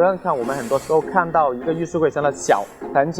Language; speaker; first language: Chinese; native; Chinese